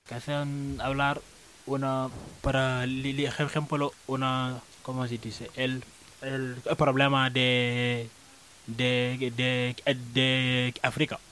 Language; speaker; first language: Spanish; non-native, learner; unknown